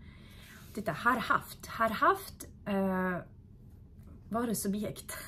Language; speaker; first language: Swedish; non-native, fluent; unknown